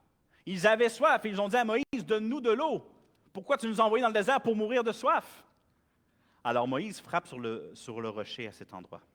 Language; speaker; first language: French; native; French